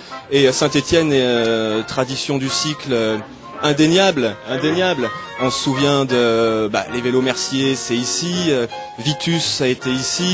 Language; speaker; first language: French; native; French